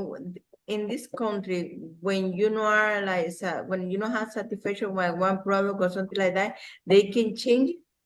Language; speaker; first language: English; non-native, learner; Spanish